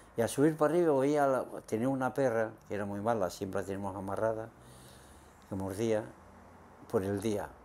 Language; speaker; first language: Spanish; native; Spanish